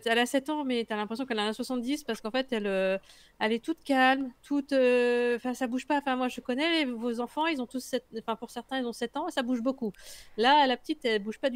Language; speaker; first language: French; native; French